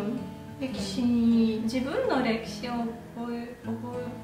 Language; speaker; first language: Japanese; non-native, learner; Russian